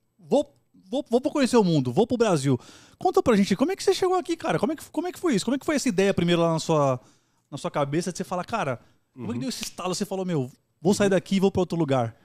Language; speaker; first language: Portuguese; native; Portuguese